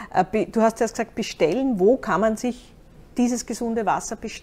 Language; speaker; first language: German; native; German